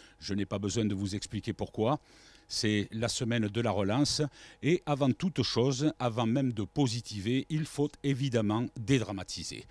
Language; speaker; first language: French; native; French